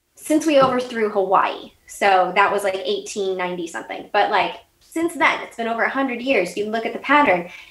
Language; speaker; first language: English; native; English